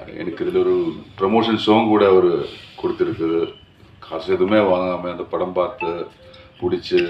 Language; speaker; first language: Tamil; non-native, learner; Malayalam